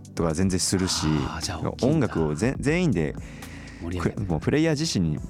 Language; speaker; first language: Japanese; early bilingual, other home language; Korean